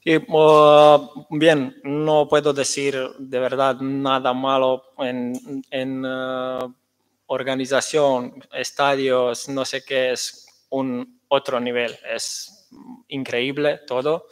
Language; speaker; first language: Spanish; non-native, fluent; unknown